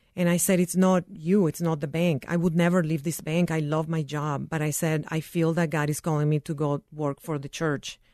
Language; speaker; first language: English; non-native, fluent; Spanish